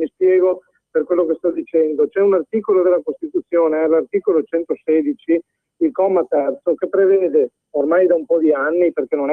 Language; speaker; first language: Italian; native; Italian